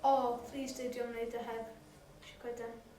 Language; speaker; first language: Welsh; non-native, local second language; English